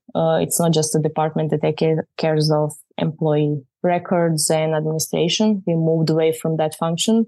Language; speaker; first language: English; non-native, fluent; Croatian